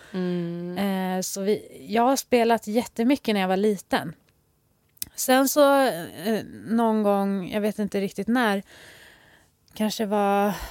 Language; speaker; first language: Swedish; early bilingual, other home language; Persian